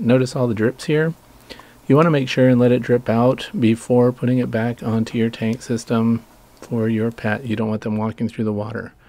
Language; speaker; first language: English; native; English